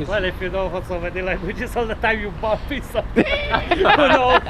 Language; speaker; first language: English; non-native, fluent; Romanian